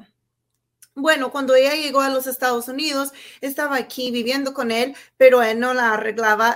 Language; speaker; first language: Spanish; non-native, fluent; English